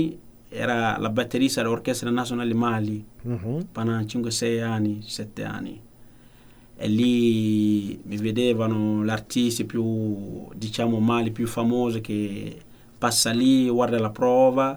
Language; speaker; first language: Italian; non-native, learner; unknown